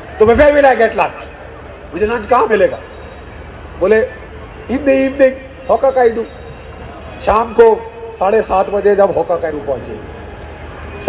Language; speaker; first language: Hindi; native; Hindi